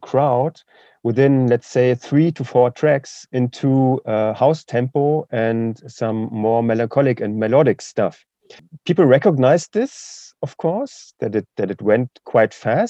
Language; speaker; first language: English; non-native, fluent; German